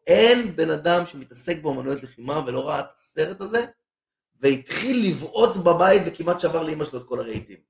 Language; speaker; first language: Hebrew; native; Hebrew